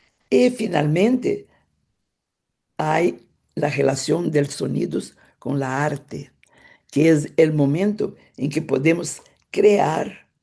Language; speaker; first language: Spanish; non-native, fluent; Portuguese